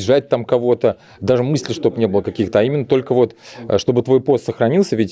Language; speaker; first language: Russian; native; Russian